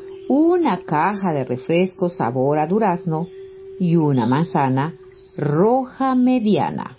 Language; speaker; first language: Spanish; native; Spanish